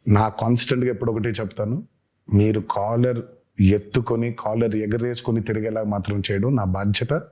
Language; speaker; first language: Telugu; native; Telugu